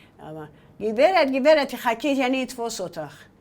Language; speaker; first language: Hebrew; non-native, learner; Persian